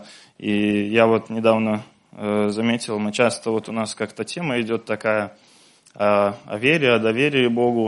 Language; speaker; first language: Russian; native; Russian